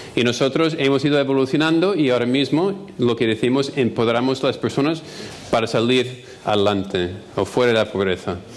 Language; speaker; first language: Spanish; non-native, fluent; English